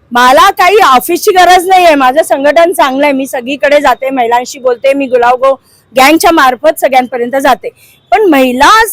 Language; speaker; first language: Marathi; non-native, local second language; Hindi